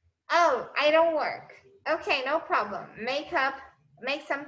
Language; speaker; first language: English; non-native, fluent; Portuguese